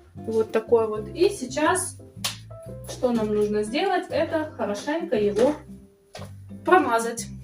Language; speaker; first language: Russian; native; Russian